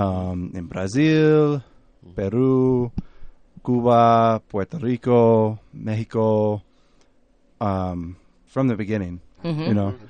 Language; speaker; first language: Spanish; non-native, learner; English